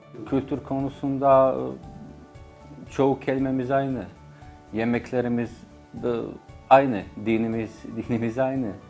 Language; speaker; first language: Turkish; non-native, fluent; Bosnian